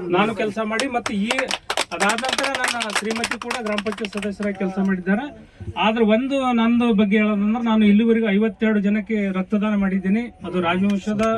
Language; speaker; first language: Kannada; native; Kannada